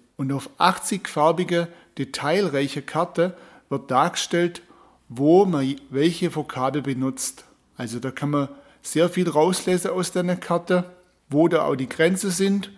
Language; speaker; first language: German; native; German